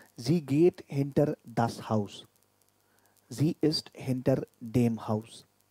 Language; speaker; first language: German; non-native, fluent; Hindi